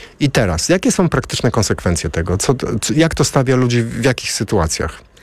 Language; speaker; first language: Polish; native; Polish